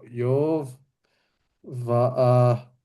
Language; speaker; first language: Spanish; non-native, learner; English